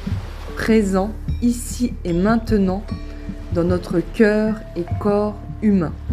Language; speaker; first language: French; native; French